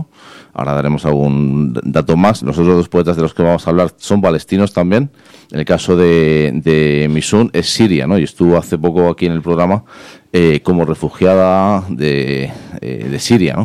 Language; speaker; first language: Spanish; native; Spanish